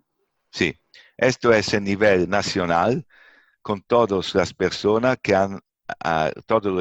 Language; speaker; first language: Spanish; non-native, fluent; Italian